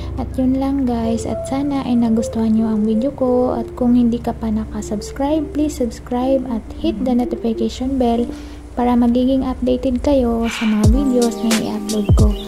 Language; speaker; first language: Filipino; non-native, local second language; Cebuano